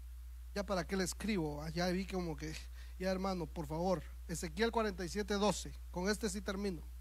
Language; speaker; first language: Spanish; native; Spanish